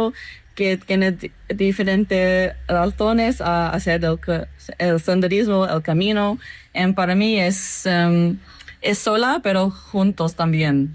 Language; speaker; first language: Spanish; non-native, learner; English